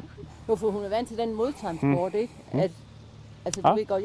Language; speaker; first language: Swedish; non-native, learner; Danish